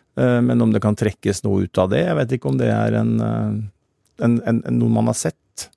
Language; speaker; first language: Norwegian; native; Norwegian